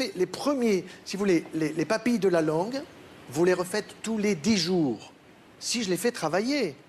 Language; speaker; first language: French; native; French